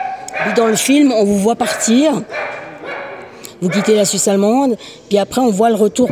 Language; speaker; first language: French; native; French